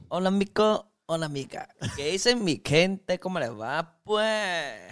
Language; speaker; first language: Spanish; non-native, learner; Chinese